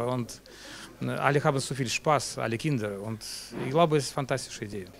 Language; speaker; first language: German; non-native, fluent; Russian